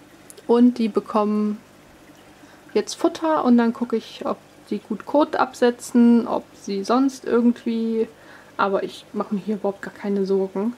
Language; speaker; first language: German; native; German